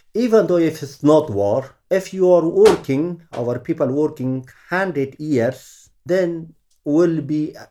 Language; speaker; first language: English; non-native, learner; Persian